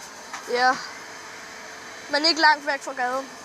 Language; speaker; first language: Danish; native; Danish